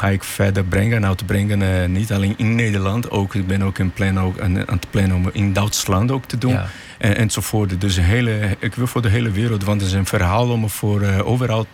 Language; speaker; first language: Dutch; non-native, fluent; Portuguese